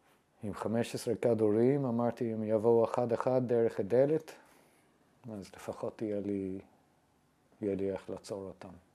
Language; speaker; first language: Hebrew; non-native, fluent; English